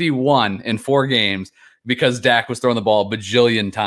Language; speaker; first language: English; native; English